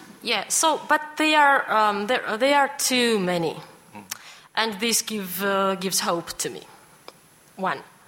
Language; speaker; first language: English; non-native, fluent; Georgian